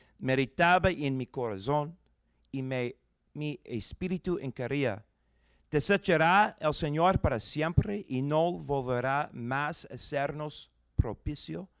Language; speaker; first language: Spanish; non-native, fluent; English